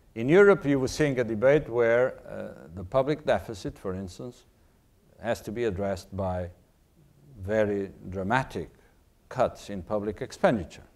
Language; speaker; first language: English; non-native, fluent; Portuguese